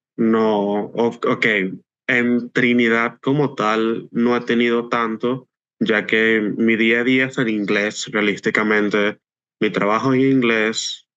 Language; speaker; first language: Spanish; native; Spanish